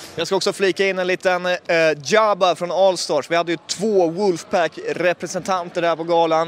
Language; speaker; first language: Swedish; native; Swedish